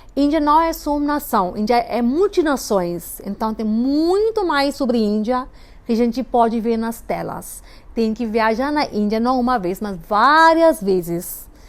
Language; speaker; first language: Portuguese; non-native, fluent; Hindi